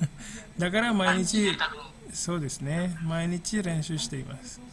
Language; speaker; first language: Japanese; non-native, fluent; Indonesian